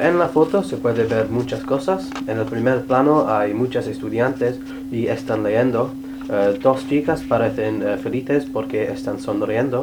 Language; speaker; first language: Spanish; non-native, learner; English